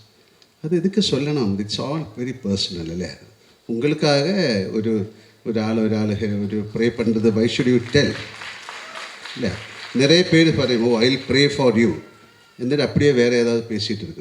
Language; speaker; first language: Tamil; non-native, learner; Malayalam